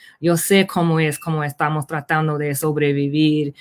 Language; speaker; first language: Spanish; early bilingual, heritage; Spanish